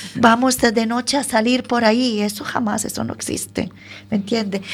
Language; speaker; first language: Spanish; non-native, fluent; Arabic